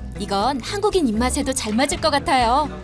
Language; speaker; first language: Korean; native; Korean